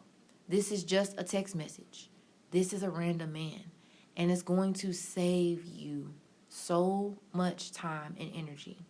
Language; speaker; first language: English; native; English